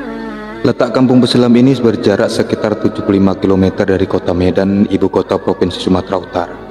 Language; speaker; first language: Indonesian; native; Indonesian